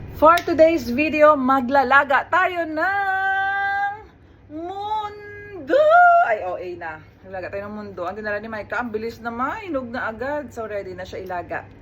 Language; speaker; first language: Filipino; native; Filipino